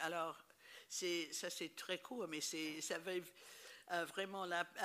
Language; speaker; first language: French; non-native, fluent; English